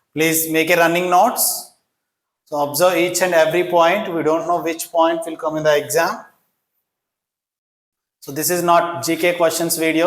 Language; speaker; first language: English; non-native, local second language; Telugu